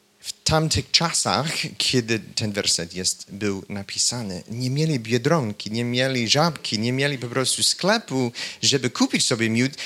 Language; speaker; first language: Polish; non-native, fluent; English